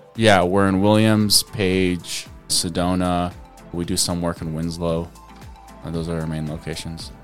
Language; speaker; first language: English; early bilingual, other home language; Arabic